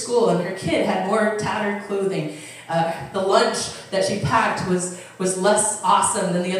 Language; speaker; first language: English; native; English